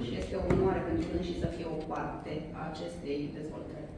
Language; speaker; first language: Romanian; native; Romanian